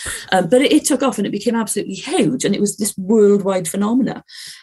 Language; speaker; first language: English; native; English